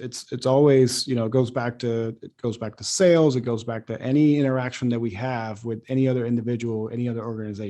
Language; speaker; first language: English; native; English